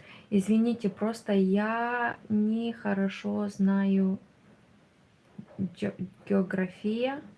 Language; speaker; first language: Russian; non-native, learner; Romanian